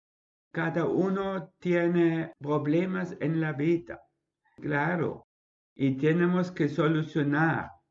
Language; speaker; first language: Spanish; non-native, fluent; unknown